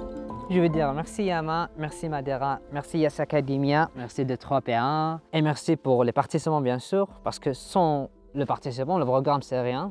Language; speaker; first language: French; non-native, learner; Arabic